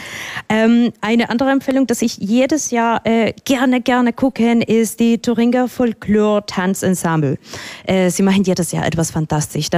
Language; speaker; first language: German; non-native, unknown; Spanish